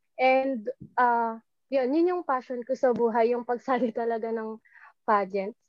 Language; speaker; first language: Filipino; non-native, local second language; Pampanga